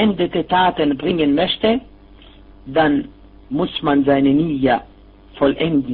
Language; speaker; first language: German; non-native, fluent; Arabic